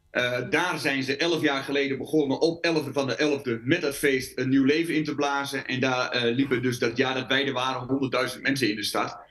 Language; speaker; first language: Dutch; native; Dutch